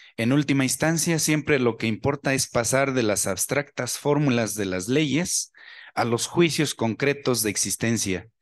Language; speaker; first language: Spanish; native; Spanish